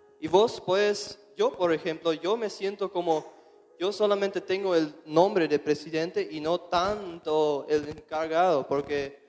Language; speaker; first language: Spanish; non-native, local second language; German